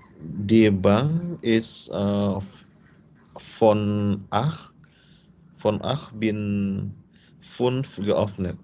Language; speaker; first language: German; non-native, learner; Indonesian